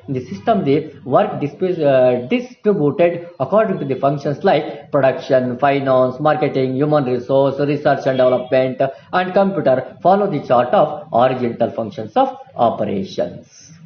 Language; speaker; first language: English; non-native, local second language; Kannada